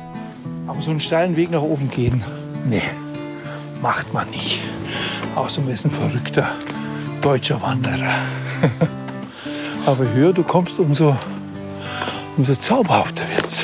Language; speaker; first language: German; native; German